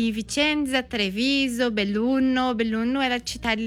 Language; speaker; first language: Italian; non-native, learner; Portuguese